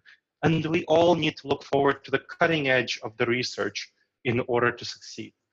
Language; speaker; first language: English; early bilingual, other home language; Romanian